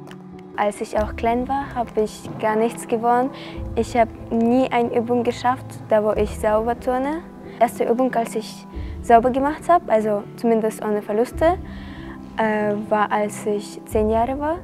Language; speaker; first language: German; non-native, fluent; Russian